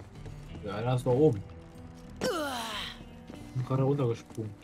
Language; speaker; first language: German; native; German